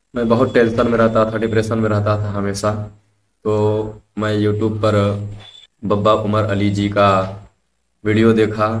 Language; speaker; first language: Hindi; native; Hindi